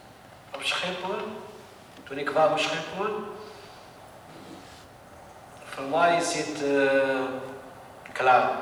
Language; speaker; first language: Dutch; non-native, learner; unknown